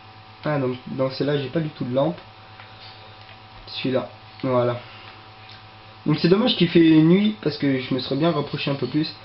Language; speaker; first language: French; native; French